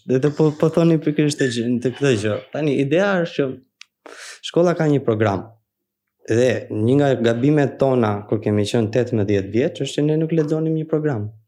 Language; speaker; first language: Albanian; native; Albanian